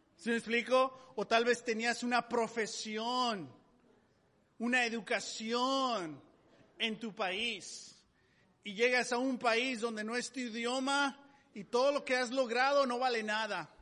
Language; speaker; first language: Spanish; native; Spanish